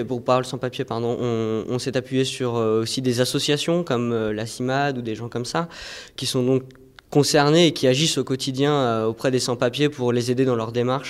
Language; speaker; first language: French; native; French